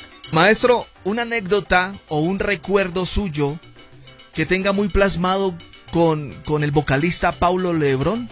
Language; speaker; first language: Spanish; native; Spanish